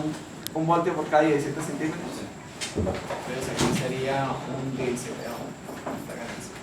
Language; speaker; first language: Spanish; native; Spanish